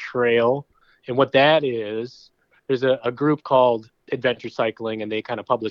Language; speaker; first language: English; native; English